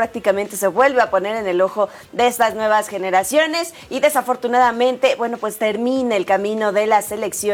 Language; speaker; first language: Spanish; native; Spanish